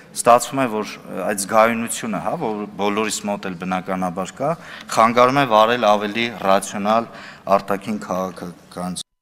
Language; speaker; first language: Armenian; native; Armenian